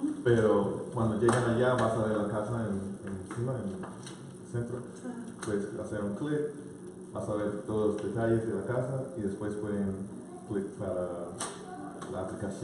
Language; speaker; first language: Spanish; non-native, fluent; English